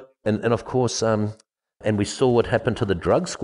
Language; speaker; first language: English; non-native, fluent; German